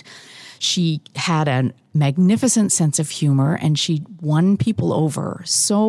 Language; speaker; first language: English; native; English